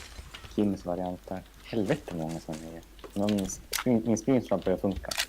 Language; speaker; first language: Swedish; native; Swedish